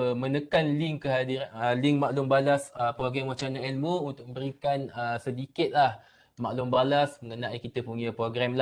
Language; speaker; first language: Malay; native; Malay